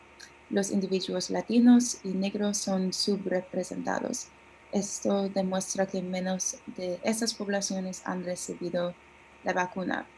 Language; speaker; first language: Spanish; non-native, learner; English